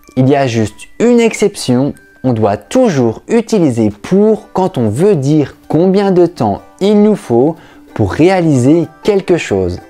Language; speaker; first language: French; native; French